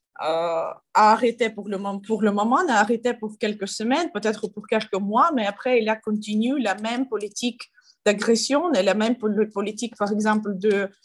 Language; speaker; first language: French; non-native, learner; Ukrainian